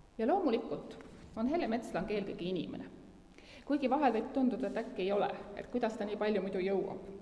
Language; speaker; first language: Estonian; native; Estonian